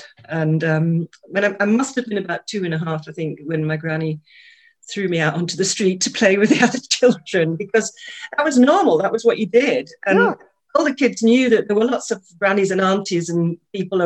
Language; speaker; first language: English; native; English